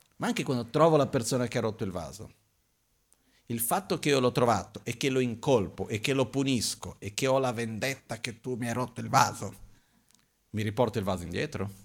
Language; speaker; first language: Italian; non-native, fluent; Portuguese